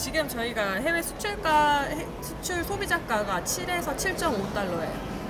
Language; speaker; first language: Korean; native; Korean